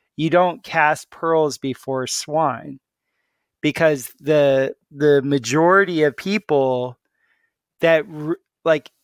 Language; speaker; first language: English; native; English